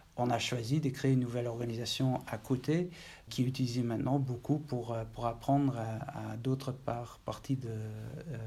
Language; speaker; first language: French; non-native, fluent; Dutch